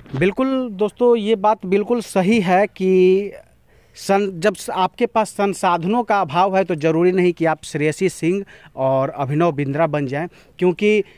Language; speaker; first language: Hindi; native; Hindi